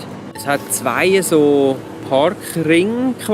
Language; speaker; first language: German; native; German